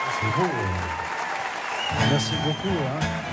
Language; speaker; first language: French; native; French